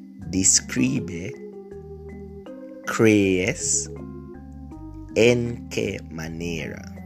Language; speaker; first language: Spanish; non-native, fluent; English